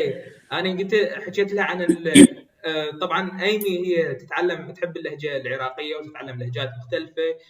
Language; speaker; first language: Arabic; native; Arabic